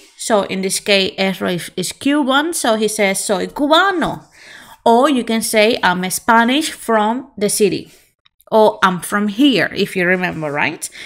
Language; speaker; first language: English; non-native, fluent; Spanish